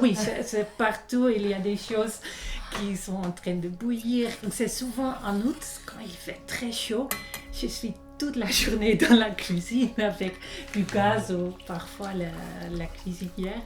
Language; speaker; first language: French; non-native, fluent; Dutch